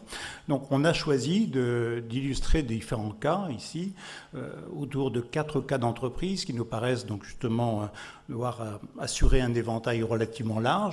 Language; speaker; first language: French; native; French